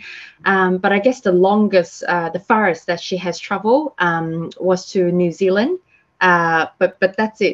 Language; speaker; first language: English; non-native, local second language; Cantonese